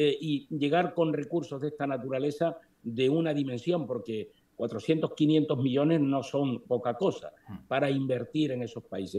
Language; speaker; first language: Spanish; native; Spanish